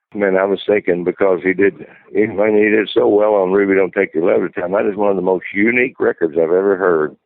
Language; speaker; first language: English; native; English